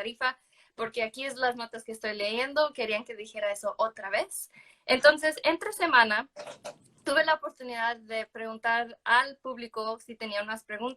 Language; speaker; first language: Spanish; early bilingual, other home language; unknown